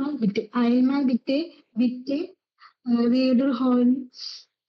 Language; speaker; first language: German; non-native, learner; Malayalam